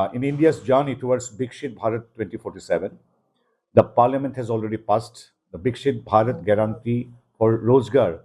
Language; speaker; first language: English; non-native, local second language; Assamese